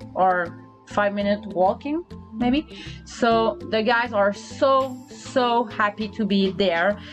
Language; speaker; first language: English; non-native, learner; French